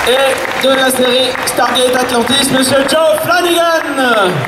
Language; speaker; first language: French; native; French